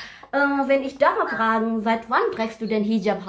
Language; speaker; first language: German; non-native, learner; Indonesian